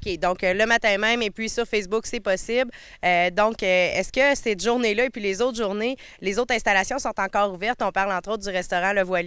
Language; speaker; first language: French; native; French